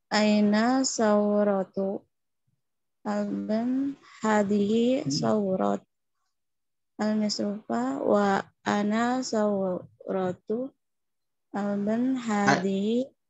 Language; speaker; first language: Arabic; non-native, learner; Indonesian